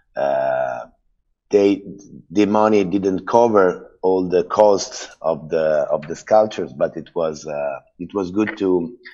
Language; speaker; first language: English; non-native, fluent; Italian